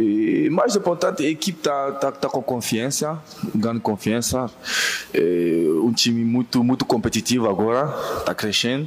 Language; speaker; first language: Portuguese; non-native, fluent; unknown